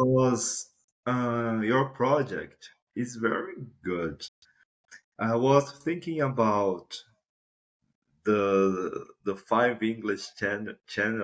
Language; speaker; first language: English; non-native, fluent; Portuguese